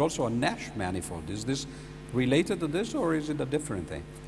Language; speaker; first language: English; non-native, fluent; Italian